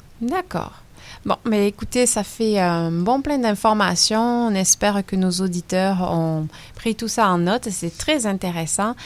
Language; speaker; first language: French; native; French